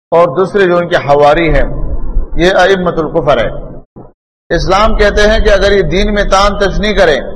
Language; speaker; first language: Urdu; non-native, local second language; Pashto